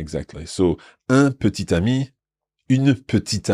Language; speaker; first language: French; non-native, fluent; English